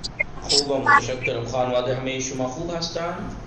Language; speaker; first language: Persian; non-native, fluent; Urdu